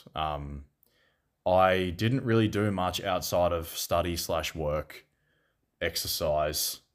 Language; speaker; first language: English; native; English